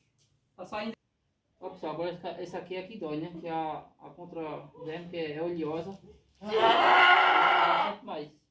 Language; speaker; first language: Portuguese; native; Portuguese